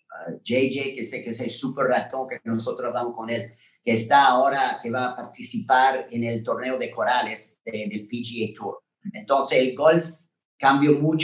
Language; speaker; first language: Spanish; non-native, learner; French